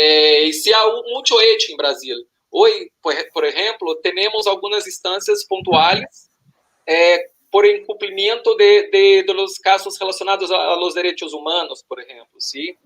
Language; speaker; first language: Spanish; non-native, learner; Portuguese